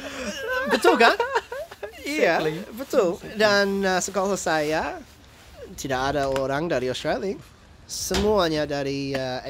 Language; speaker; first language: Indonesian; non-native, fluent; English